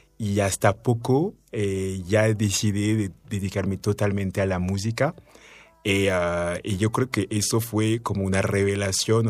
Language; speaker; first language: Spanish; non-native, fluent; French